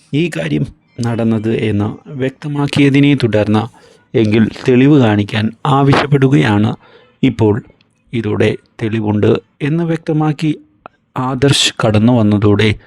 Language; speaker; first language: Malayalam; native; Malayalam